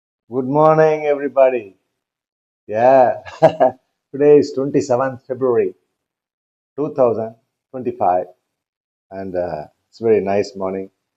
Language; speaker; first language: English; non-native, local second language; Tamil